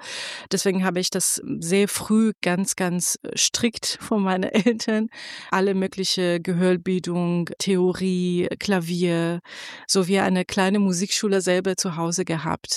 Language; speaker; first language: German; non-native, fluent; Persian